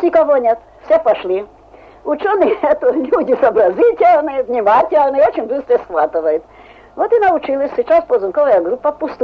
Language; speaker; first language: Russian; non-native, fluent; Hungarian